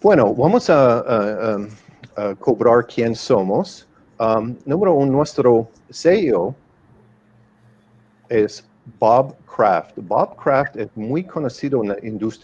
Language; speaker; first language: Spanish; non-native, fluent; English